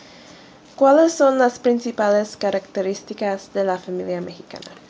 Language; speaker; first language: Spanish; non-native, learner; English